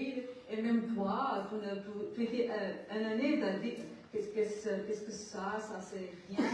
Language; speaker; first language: French; non-native, learner; Portuguese